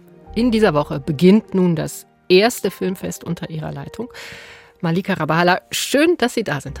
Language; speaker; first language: German; native; German